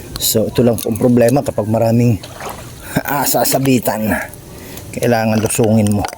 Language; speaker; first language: Filipino; native; Filipino